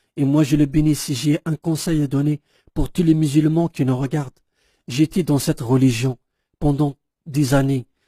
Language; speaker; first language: French; non-native, local second language; Kabyle